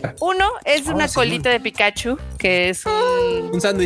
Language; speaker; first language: Spanish; native; Spanish